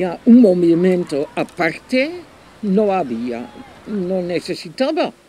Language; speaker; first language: Spanish; non-native, fluent; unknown